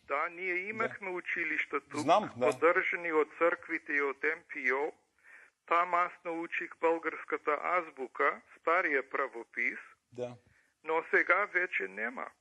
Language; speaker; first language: Bulgarian; early bilingual, heritage; English